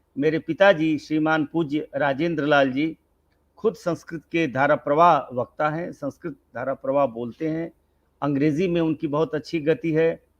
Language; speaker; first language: Hindi; non-native, local second language; Bhojpuri